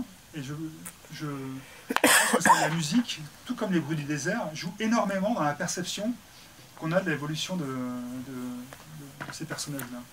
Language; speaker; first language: French; native; French